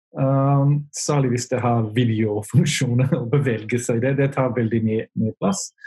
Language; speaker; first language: Norwegian; non-native, fluent; English